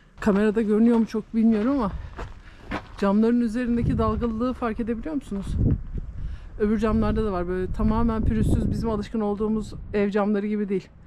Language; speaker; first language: Turkish; native; Turkish